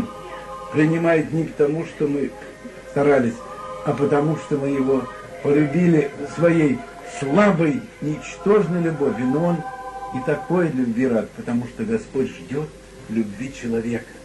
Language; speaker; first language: Russian; native; Russian